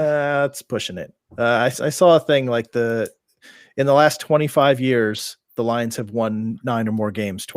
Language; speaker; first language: English; native; English